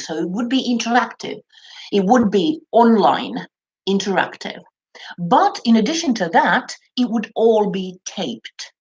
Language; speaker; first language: English; non-native, fluent; Finnish